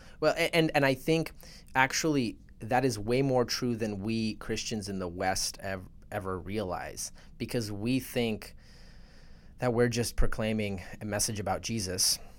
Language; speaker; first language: English; early bilingual, other home language; Russian